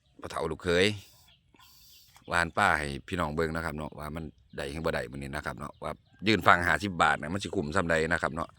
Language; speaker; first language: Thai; non-native, local second language; Lao